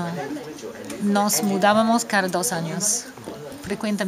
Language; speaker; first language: Spanish; non-native, fluent; English